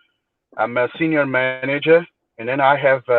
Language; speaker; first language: English; non-native, learner; Portuguese